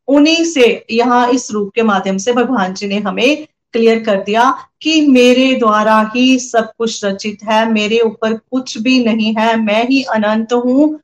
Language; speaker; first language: Hindi; non-native, local second language; Punjabi